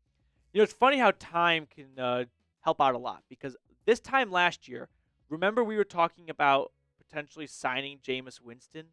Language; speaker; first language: English; native; English